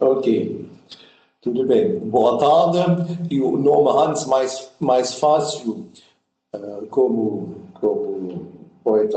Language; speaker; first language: Portuguese; non-native, learner; German